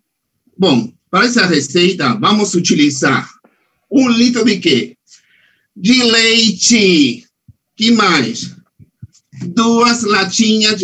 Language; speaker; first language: Portuguese; non-native, fluent; Spanish